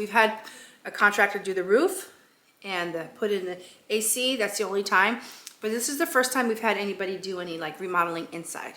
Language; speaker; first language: English; native; English